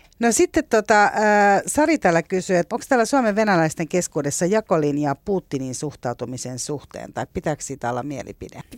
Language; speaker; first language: Finnish; native; Finnish